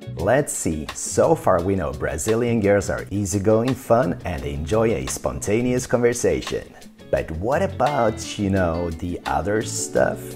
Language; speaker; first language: English; non-native, fluent; Swedish